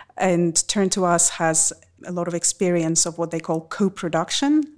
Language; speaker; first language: English; non-native, fluent; Russian